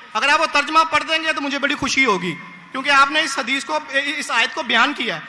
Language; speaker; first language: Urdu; non-native, local second language; Punjabi